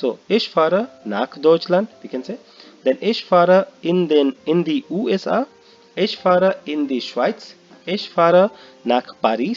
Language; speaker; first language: German; non-native, learner; Hindi